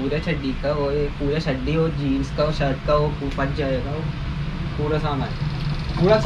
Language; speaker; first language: Hindi; non-native, local second language; Malayalam